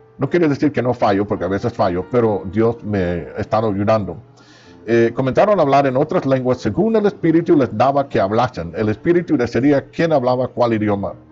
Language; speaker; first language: Spanish; non-native, fluent; English